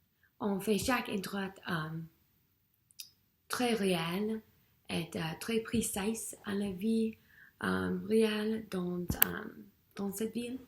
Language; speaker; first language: French; non-native, learner; English